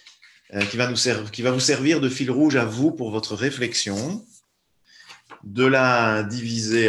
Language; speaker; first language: French; native; French